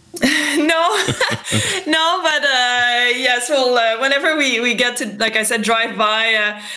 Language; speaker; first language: English; non-native, fluent; French